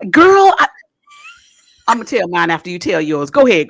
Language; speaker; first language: English; native; English